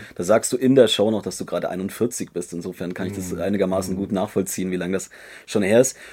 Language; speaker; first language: German; native; German